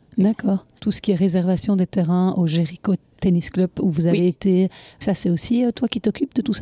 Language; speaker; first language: French; native; French